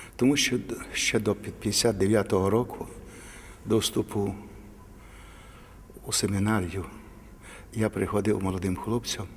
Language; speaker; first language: Ukrainian; native; Ukrainian